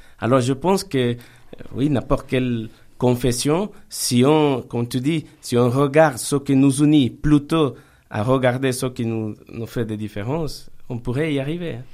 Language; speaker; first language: French; non-native, fluent; Spanish